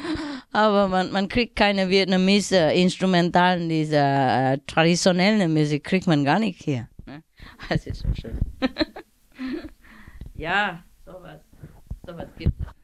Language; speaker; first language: German; non-native, learner; Vietnamese